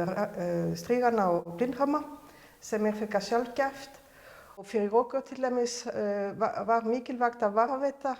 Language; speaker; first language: Icelandic; non-native, fluent; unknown